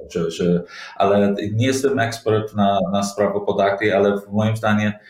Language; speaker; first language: Polish; non-native, learner; English